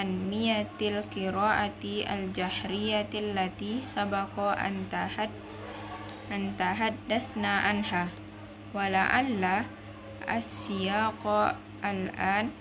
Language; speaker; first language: Arabic; non-native, learner; Indonesian